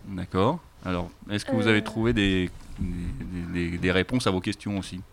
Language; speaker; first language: French; native; French